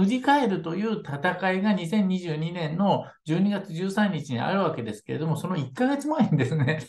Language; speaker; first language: Japanese; native; Japanese